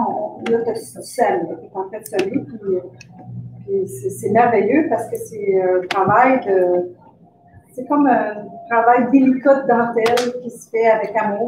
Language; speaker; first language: French; native; French